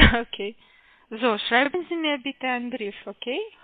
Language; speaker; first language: German; non-native, learner; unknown